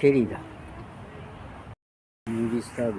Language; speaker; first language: English; non-native, learner; Japanese